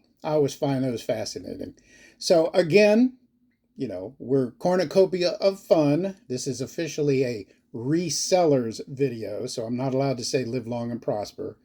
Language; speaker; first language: English; native; English